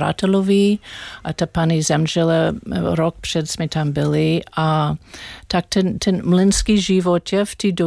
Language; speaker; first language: Czech; non-native, learner; English